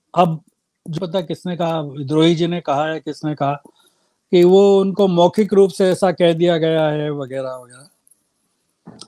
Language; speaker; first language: Hindi; native; Hindi